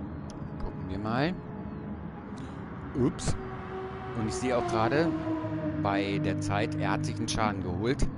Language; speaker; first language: German; native; German